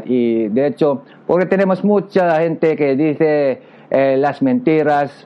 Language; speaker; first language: Spanish; non-native, learner; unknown